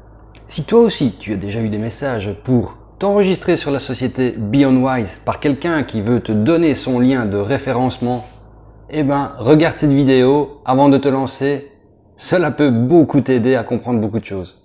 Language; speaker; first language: French; native; French